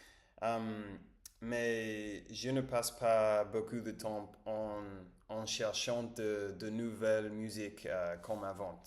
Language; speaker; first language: French; non-native, learner; Spanish